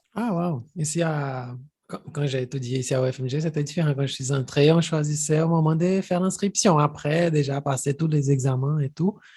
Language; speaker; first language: French; non-native, fluent; Portuguese